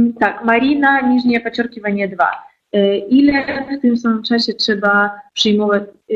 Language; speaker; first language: Polish; non-native, learner; Russian